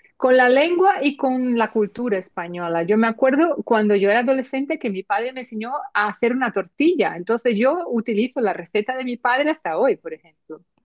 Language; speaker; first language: Spanish; early bilingual, heritage; Spanish